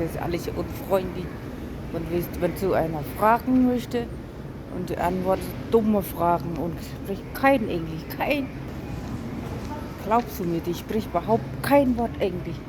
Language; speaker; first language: German; non-native, learner; Khmer